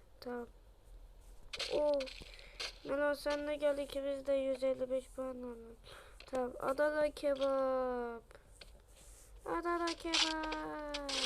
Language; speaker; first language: Turkish; native; Turkish